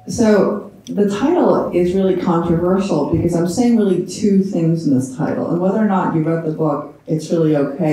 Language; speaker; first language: English; native; English